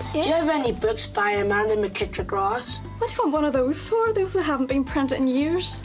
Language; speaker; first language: English; native; English